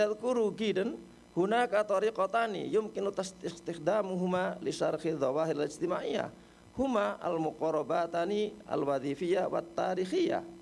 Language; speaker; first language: Arabic; non-native, fluent; Indonesian